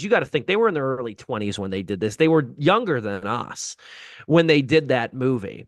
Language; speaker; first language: English; native; English